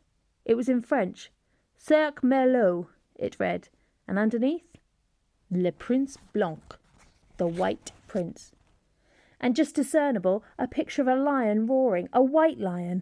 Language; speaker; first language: English; native; English